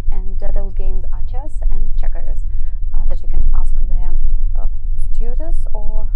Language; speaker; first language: English; non-native, fluent; Russian